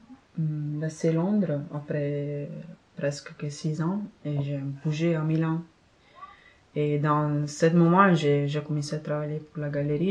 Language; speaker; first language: French; non-native, fluent; Italian